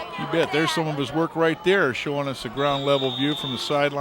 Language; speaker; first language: English; native; English